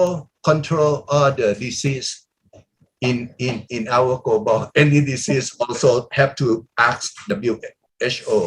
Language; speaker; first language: English; non-native, learner; Thai